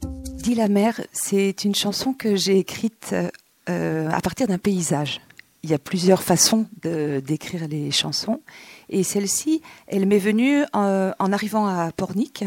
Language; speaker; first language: French; native; French